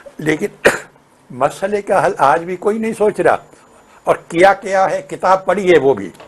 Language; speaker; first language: Urdu; non-native, local second language; Sindhi